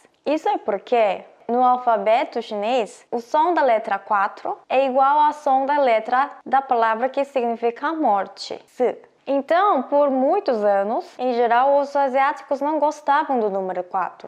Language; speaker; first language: Portuguese; non-native, fluent; Korean